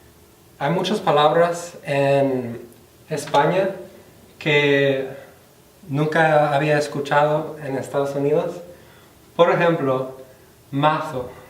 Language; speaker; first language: Spanish; non-native, fluent; English